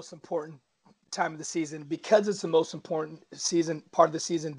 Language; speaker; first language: English; native; English